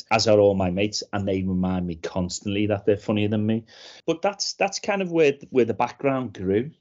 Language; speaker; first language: English; native; English